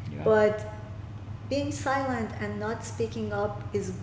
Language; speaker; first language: English; non-native, fluent; Persian